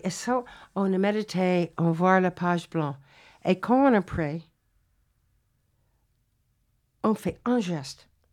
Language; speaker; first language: French; non-native, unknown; English